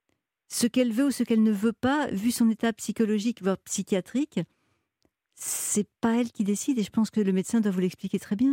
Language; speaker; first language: French; native; French